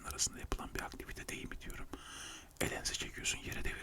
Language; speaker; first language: Turkish; native; Turkish